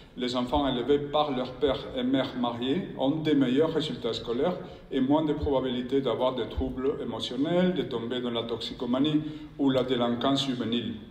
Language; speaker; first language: French; non-native, fluent; Spanish